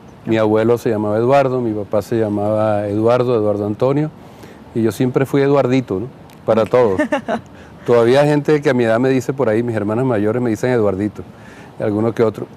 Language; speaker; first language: Spanish; native; Spanish